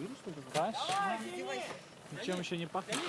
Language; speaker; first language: Russian; native; Russian